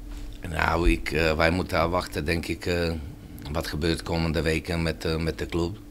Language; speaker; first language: Dutch; non-native, fluent; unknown